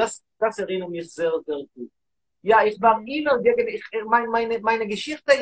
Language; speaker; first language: German; non-native, learner; Hebrew